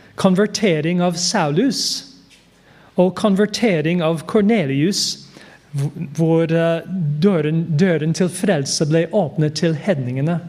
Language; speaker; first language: Norwegian; non-native, fluent; English